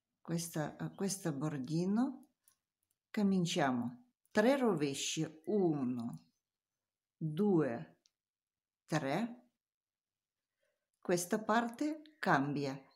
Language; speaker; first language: Italian; non-native, learner; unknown